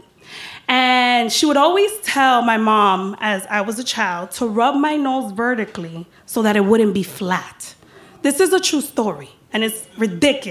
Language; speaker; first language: English; early bilingual, other home language; Spanish